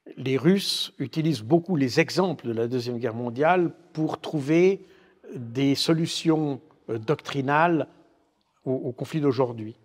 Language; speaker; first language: French; native; French